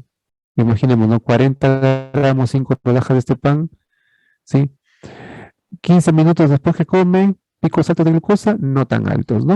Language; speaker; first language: Spanish; native; Spanish